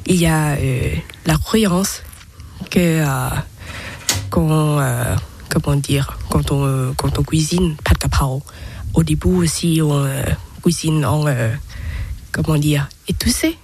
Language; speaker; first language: French; non-native, learner; Thai